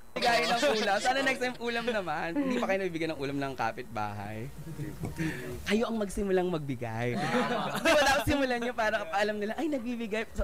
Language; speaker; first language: Filipino; native; Filipino